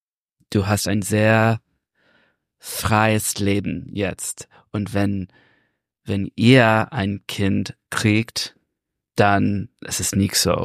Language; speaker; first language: German; non-native, learner; English